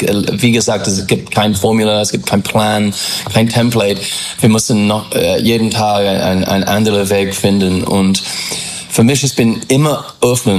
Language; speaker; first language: German; non-native, fluent; English